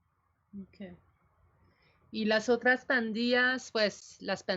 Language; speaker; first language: Spanish; non-native, fluent; French